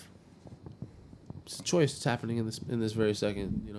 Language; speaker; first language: English; native; English